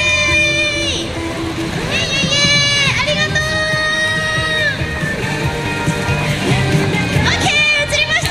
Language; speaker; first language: Japanese; native; Japanese